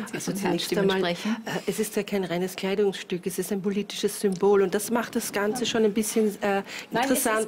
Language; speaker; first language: German; native; German